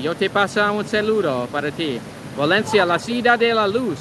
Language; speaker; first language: Spanish; non-native, learner; English